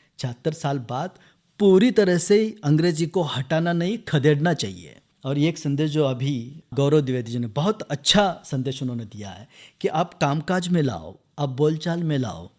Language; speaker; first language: Hindi; non-native, local second language; Marathi